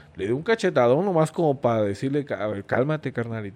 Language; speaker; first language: Spanish; native; Spanish